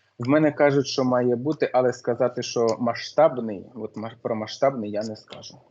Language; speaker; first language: Ukrainian; non-native, local second language; Russian